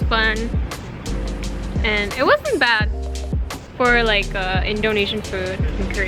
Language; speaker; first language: English; non-native, fluent; Mongolian